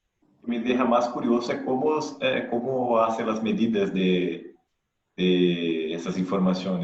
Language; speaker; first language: Spanish; non-native, fluent; Portuguese